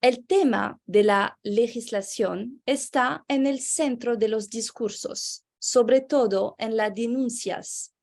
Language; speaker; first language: Spanish; non-native, fluent; French